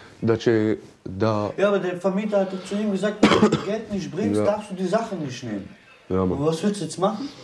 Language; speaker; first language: German; early bilingual, other home language; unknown